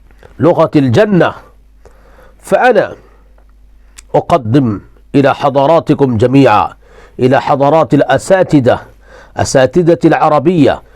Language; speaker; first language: Arabic; non-native, fluent; Urdu